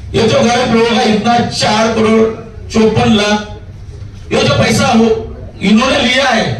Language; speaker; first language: Hindi; non-native, local second language; Marathi